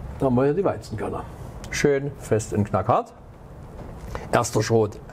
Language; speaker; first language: German; native; German